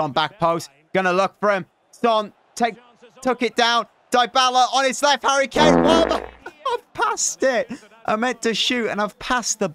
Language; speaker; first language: English; native; English